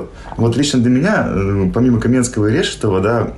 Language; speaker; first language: Russian; native; Russian